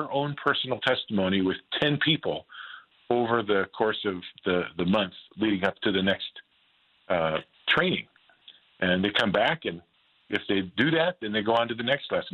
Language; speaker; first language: English; native; English